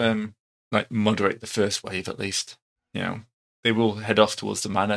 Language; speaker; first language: English; native; English